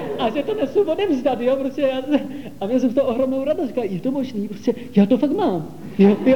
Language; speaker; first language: Czech; native; Czech